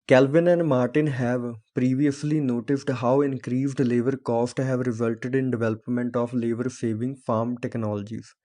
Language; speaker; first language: English; non-native, local second language; Punjabi